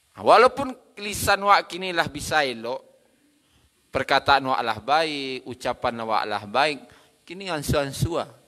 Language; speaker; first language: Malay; non-native, local second language; Minangkabau